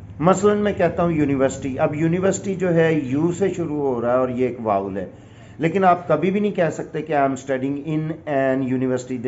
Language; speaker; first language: Urdu; non-native, local second language; Punjabi